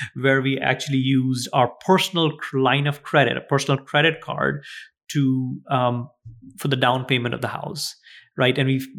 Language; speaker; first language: English; non-native, local second language; Gujarati